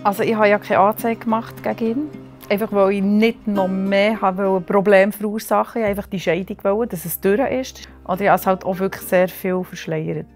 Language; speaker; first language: German; native; German